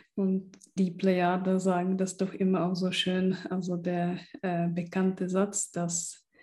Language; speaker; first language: German; early bilingual, other home language; Czech